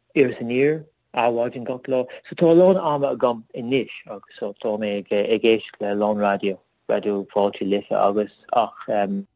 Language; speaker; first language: Irish; non-native, learner; English